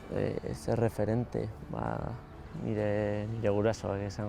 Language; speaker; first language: Basque; non-native, local second language; Spanish